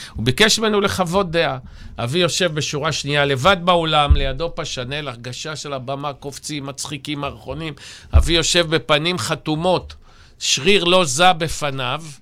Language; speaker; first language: Hebrew; native; Hebrew